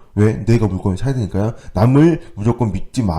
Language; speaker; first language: Korean; native; Korean